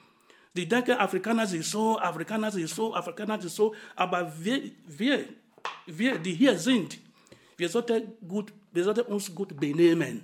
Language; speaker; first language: German; non-native, fluent; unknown